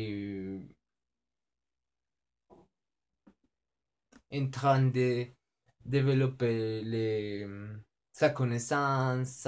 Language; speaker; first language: French; non-native, learner; Spanish